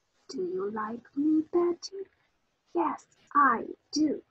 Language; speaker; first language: English; non-native, fluent; Ukrainian